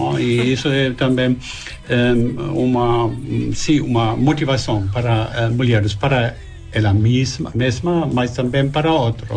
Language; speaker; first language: Spanish; non-native, fluent; German